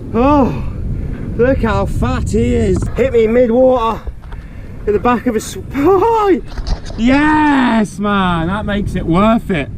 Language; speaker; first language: English; native; English